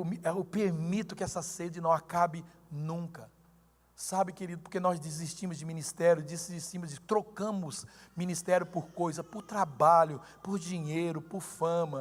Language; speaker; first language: Portuguese; native; Portuguese